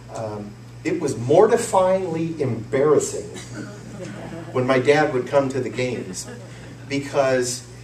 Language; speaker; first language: English; native; English